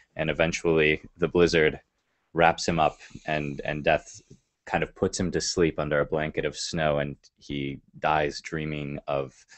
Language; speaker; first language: English; native; English